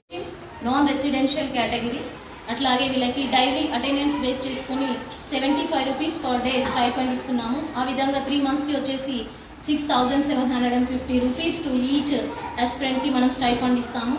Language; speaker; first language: Telugu; native; Telugu